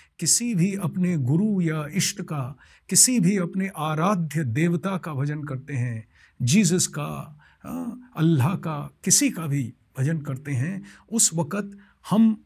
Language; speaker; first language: Hindi; non-native, local second language; Bangla